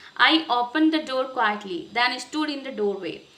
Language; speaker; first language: English; non-native, local second language; Hindi